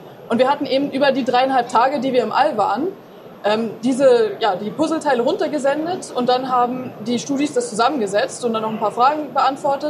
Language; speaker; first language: German; native; German